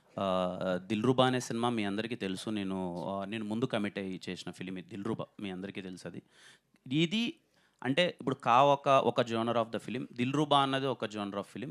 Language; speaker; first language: Telugu; native; Telugu